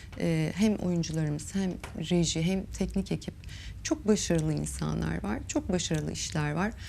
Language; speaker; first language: Turkish; native; Turkish